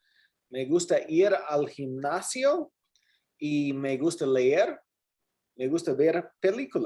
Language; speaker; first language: Spanish; non-native, fluent; English